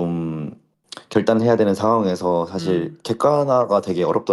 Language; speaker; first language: Korean; native; Korean